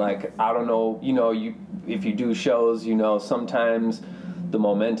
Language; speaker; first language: English; native; English